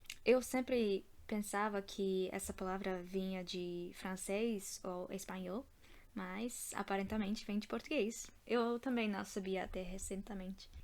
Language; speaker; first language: Portuguese; non-native, fluent; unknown